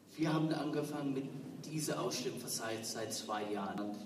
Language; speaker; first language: German; non-native, learner; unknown